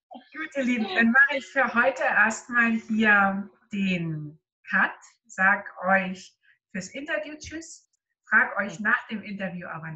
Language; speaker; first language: German; native; German